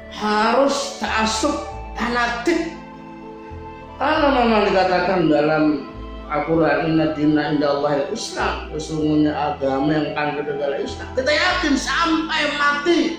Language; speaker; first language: Indonesian; native; Indonesian